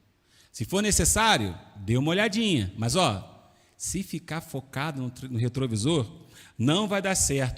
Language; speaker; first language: Portuguese; native; Portuguese